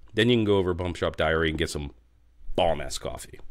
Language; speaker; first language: English; native; English